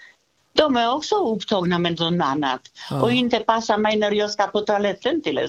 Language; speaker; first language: Swedish; non-native, fluent; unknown